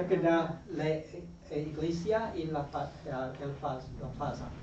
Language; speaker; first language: Spanish; non-native, fluent; English